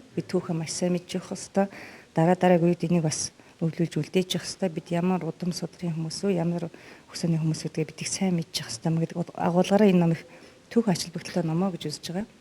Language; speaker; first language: Mongolian; native; Mongolian